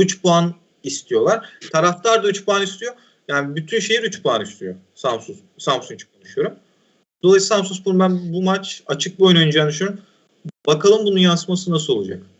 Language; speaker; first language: Turkish; native; Turkish